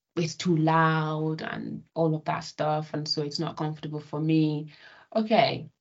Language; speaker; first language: English; non-native, local second language; Yoruba